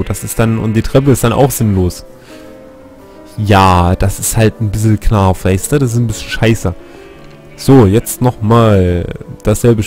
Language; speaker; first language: German; native; German